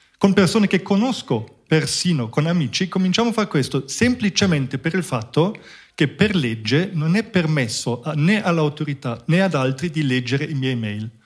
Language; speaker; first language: Italian; non-native, fluent; German